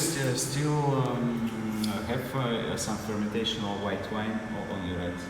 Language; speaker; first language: English; non-native, learner; Russian